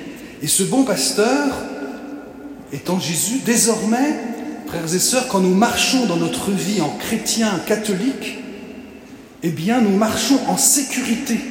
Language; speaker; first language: French; native; French